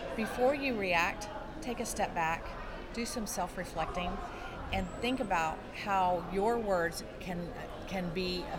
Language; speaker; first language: English; native; English